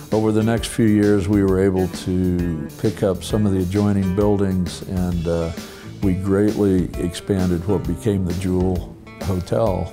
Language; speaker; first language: English; native; English